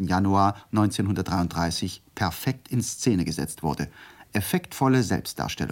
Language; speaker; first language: German; native; German